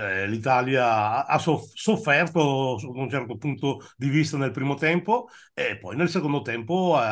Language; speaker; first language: Italian; native; Italian